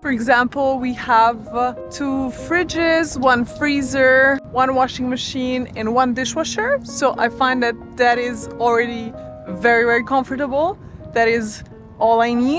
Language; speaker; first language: English; non-native, fluent; French